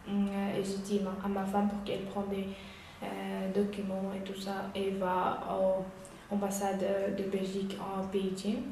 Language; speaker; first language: French; non-native, learner; Uyghur